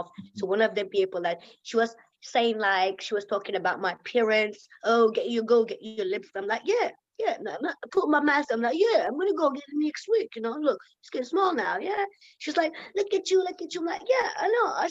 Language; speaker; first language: English; non-native, fluent; Lithuanian